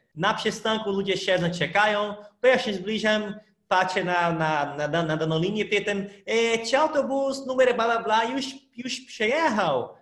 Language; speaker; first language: Polish; non-native, fluent; Portuguese